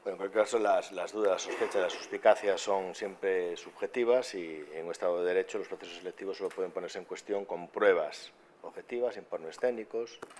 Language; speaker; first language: Spanish; native; Spanish